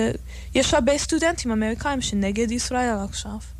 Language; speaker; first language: Hebrew; non-native, fluent; English